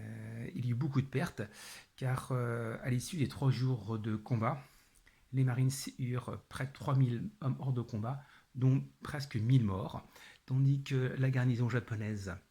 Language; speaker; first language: French; native; French